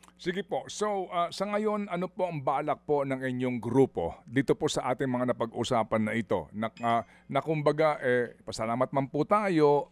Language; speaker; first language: Filipino; native; Filipino